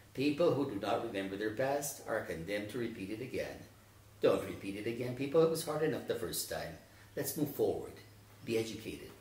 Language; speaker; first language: English; native; English